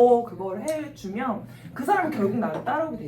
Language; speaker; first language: Korean; native; Korean